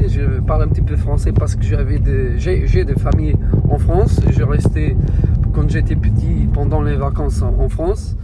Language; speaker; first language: French; non-native, learner; Portuguese